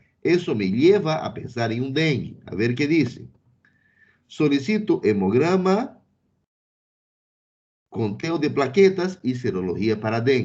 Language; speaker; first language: Portuguese; non-native, fluent; Spanish